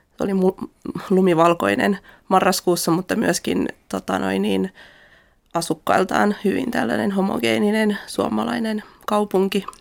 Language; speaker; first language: Finnish; early bilingual, other home language; Russian